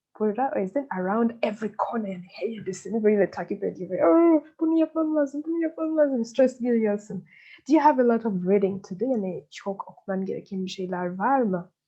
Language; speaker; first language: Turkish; non-native, learner; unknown